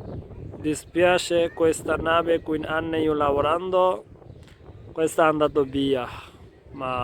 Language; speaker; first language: Italian; non-native, learner; Bangla